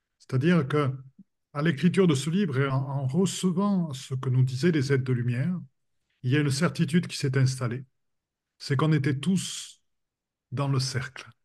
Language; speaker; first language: French; native; French